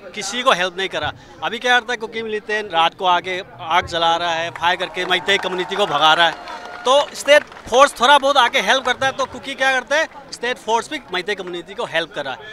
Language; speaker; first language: Hindi; non-native, local second language; Manipuri